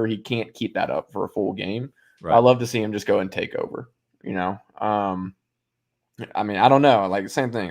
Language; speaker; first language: English; native; English